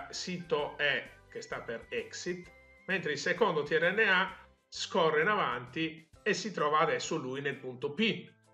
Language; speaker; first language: Italian; native; Italian